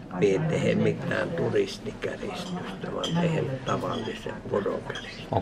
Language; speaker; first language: Finnish; non-native, local second language; Northern Sami